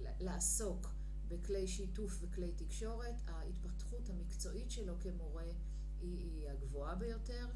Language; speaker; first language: Hebrew; native; Hebrew